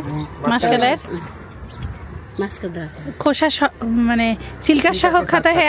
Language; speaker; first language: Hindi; non-native, learner; Bangla